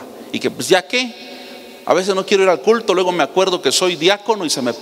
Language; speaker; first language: Spanish; native; Spanish